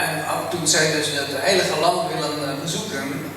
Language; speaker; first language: Dutch; early bilingual, other home language; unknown